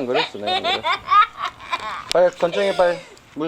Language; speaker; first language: Korean; native; Korean